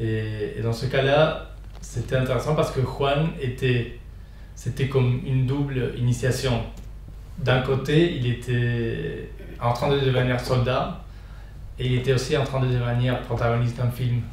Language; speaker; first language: French; non-native, fluent; Spanish